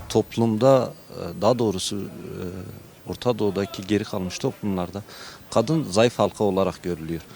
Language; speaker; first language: Turkish; non-native, local second language; Kurdish